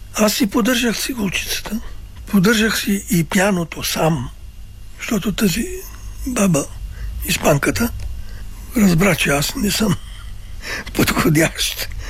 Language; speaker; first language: Bulgarian; early bilingual, other home language; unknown